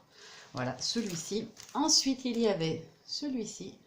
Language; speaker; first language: French; native; French